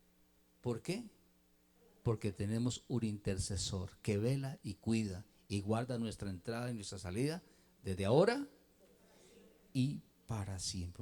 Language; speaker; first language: Spanish; native; Spanish